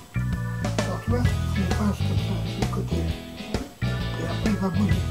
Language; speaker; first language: French; native; French